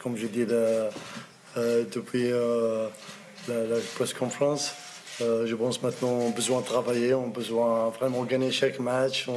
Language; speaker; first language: French; non-native, learner; Arabic